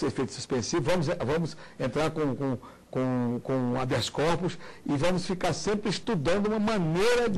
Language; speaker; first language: Portuguese; native; Portuguese